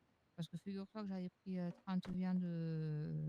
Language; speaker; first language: French; native; French